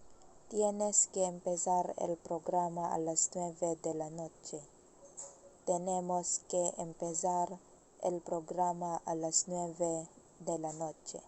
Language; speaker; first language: Spanish; non-native, learner; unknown